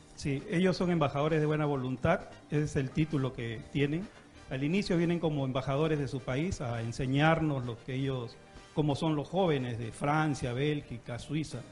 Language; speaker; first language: Spanish; native; Spanish